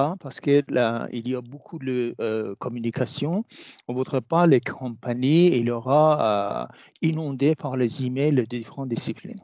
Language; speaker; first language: French; non-native, fluent; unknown